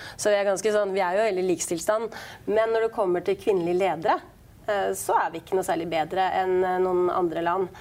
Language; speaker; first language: Norwegian; native; Norwegian